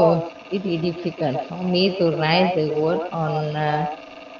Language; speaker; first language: English; non-native, learner; Vietnamese